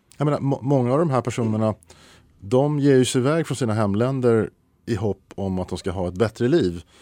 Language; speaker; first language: Swedish; native; Swedish